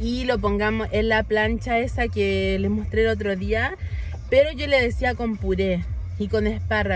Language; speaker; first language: Spanish; native; Spanish